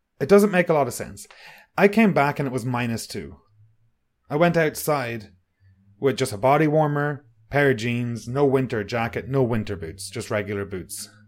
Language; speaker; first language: English; native; English